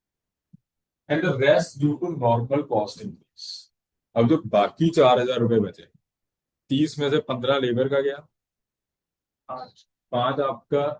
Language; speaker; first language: Hindi; native; Hindi